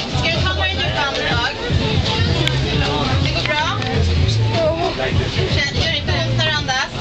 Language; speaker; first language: Swedish; native; Swedish